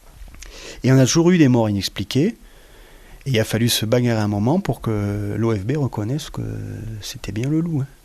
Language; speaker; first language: French; native; French